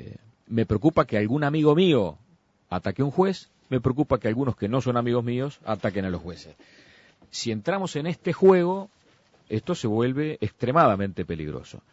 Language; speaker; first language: Spanish; native; Spanish